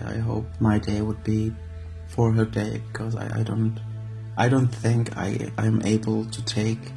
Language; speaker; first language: English; non-native, fluent; Arabic